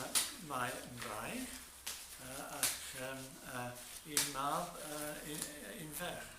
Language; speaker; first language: Welsh; non-native, learner; English